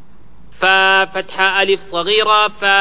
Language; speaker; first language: Arabic; non-native, learner; Filipino